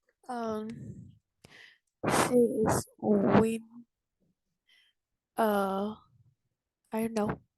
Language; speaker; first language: English; non-native, learner; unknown